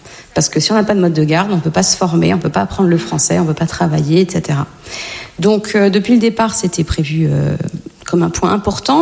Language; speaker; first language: French; native; French